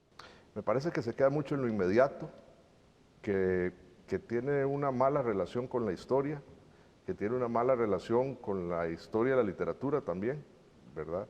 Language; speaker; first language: Spanish; native; Spanish